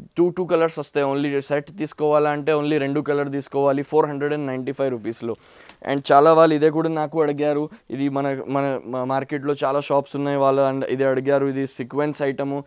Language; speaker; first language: Telugu; non-native, local second language; Hindi